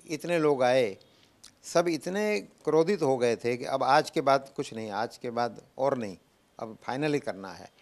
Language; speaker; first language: Hindi; native; Hindi